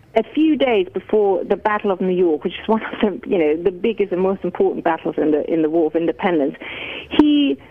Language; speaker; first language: English; non-native, fluent; German